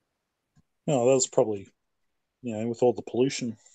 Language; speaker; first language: English; native; English